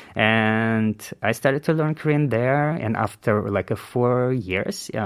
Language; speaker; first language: English; non-native, learner; Uzbek